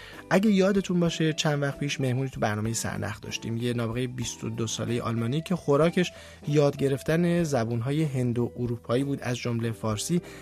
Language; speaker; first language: Persian; native; Persian